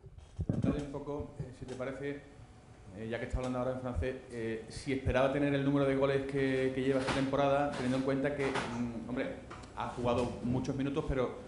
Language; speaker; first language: Spanish; native; Spanish